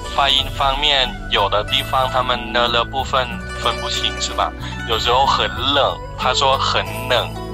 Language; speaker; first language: Chinese; non-native, fluent; Thai